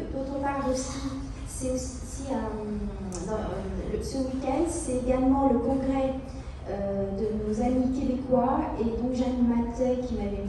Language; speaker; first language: French; native; French